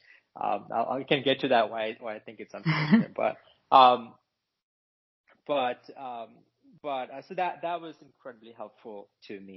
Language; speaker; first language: English; non-native, local second language; Sinhala